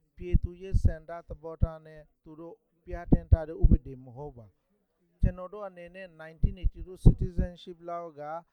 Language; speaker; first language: Burmese; non-native, local second language; Rohingya